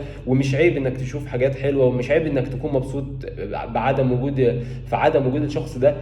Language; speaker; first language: Arabic; native; Arabic